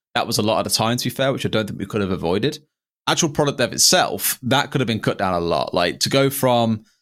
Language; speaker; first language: English; native; English